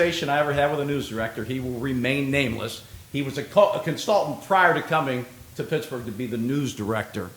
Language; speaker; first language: English; native; English